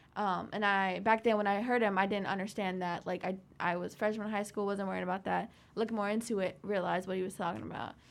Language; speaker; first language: English; native; English